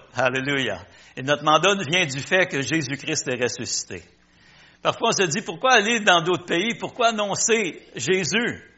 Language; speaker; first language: French; native; French